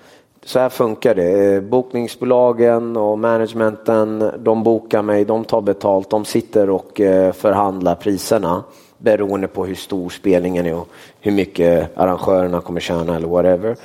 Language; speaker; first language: Swedish; early bilingual, other home language; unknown